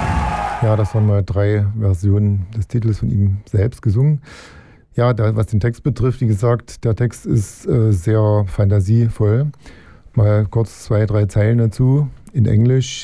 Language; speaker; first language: German; native; German